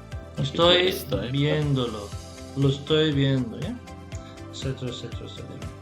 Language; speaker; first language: Spanish; non-native, fluent; English